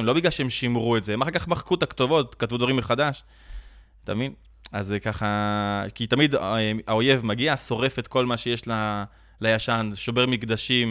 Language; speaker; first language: Hebrew; native; Hebrew